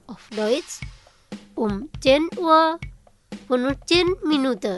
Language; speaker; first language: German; non-native, learner; Indonesian